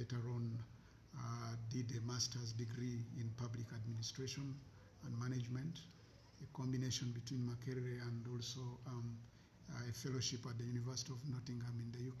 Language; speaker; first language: English; non-native, local second language; Ganda